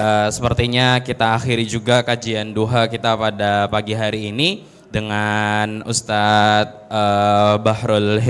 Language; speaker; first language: Indonesian; native; Indonesian